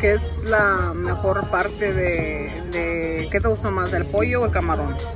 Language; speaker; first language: Spanish; early bilingual, heritage; Spanish